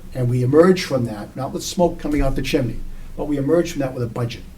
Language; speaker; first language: English; native; English